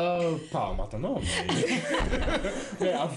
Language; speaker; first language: French; non-native, learner; English